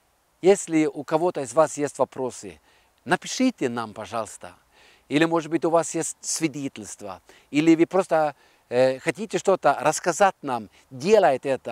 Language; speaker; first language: Russian; non-native, fluent; Norwegian